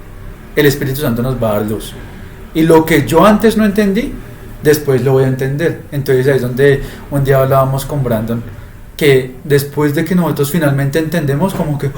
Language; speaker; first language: Spanish; native; Spanish